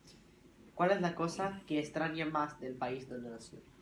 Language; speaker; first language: Spanish; early bilingual, heritage; English